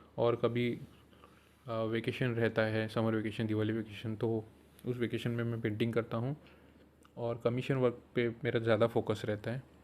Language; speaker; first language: Hindi; non-native, local second language; Marathi